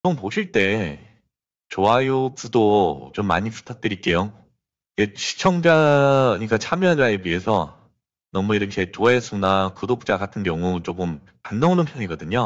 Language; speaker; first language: Korean; native; Korean